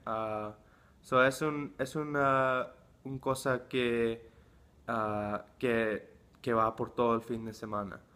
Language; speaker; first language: Spanish; early bilingual, heritage; English